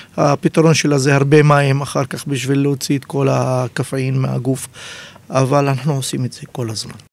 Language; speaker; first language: Hebrew; non-native, local second language; Arabic